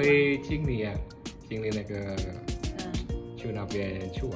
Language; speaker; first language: Chinese; non-native, fluent; Indonesian